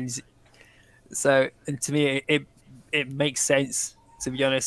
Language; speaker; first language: English; native; English